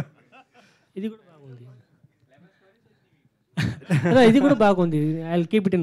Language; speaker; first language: Telugu; non-native, local second language; Tamil